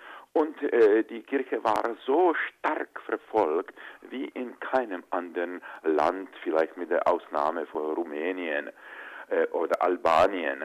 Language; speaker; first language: German; non-native, fluent; Czech